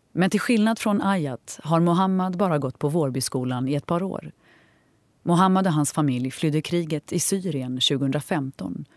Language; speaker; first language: Swedish; native; Swedish